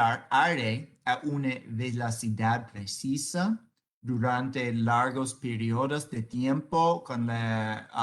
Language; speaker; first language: Spanish; non-native, fluent; English